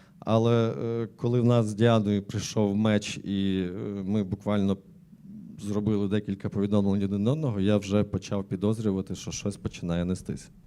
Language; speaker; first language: Ukrainian; native; Ukrainian